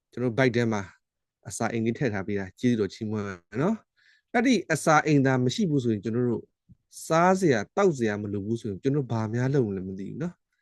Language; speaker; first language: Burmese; non-native, local second language; S'gaw Karen